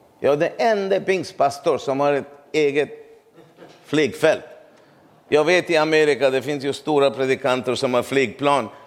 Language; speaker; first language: Swedish; non-native, fluent; Urdu